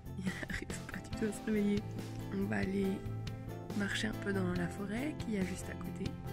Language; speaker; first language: French; native; French